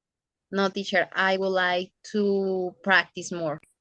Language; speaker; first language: English; non-native, learner; Spanish